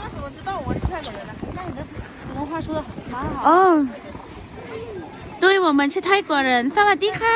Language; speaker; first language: Chinese; non-native, fluent; Thai